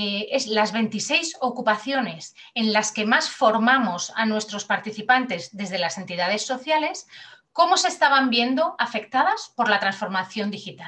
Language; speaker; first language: Spanish; native; Spanish